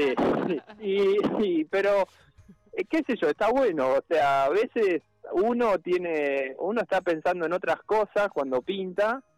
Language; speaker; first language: Spanish; native; Spanish